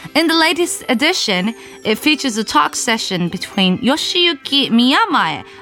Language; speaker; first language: English; non-native, fluent; Japanese